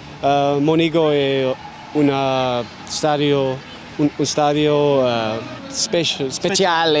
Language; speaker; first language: Italian; non-native, learner; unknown